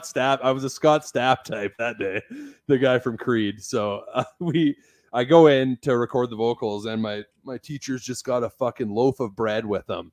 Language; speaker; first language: English; native; English